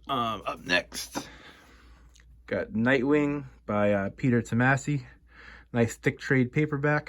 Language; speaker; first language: English; native; English